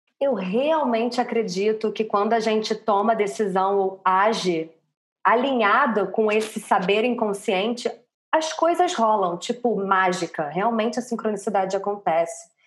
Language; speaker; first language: Portuguese; native; Portuguese